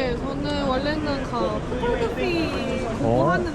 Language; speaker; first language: Korean; non-native, fluent; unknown